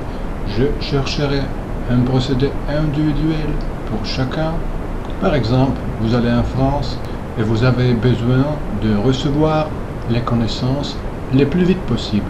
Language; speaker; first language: French; non-native, fluent; Russian